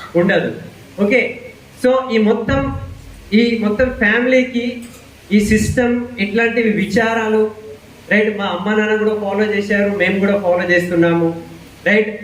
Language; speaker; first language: Telugu; non-native, local second language; Hindi